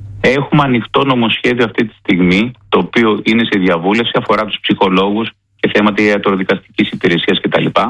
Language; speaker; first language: Greek; native; Greek